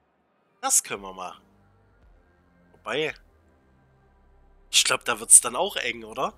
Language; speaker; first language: German; native; German